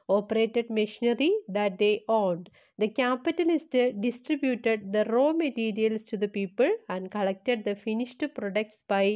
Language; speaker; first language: English; non-native, local second language; Malayalam